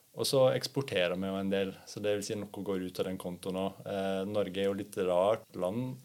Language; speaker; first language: Norwegian; native; Norwegian